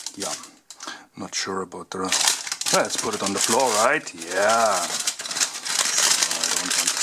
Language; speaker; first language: English; non-native, fluent; German